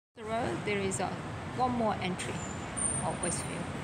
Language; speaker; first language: English; non-native, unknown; Korean